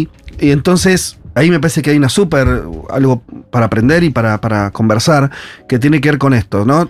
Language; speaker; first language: Spanish; native; Spanish